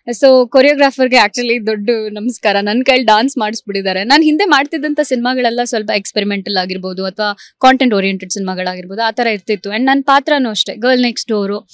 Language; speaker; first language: Kannada; native; Kannada